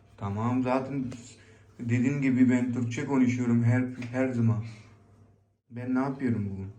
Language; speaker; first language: Turkish; non-native, learner; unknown